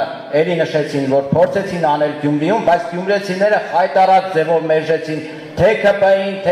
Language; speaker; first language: Armenian; native; Armenian